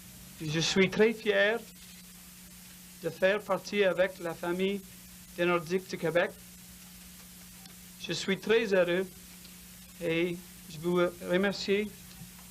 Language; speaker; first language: French; non-native, learner; English